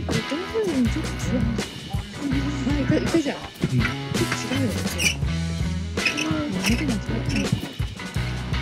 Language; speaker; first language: Japanese; native; Japanese